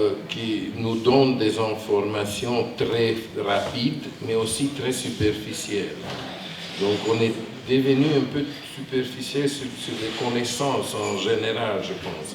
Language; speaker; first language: French; non-native, fluent; Hungarian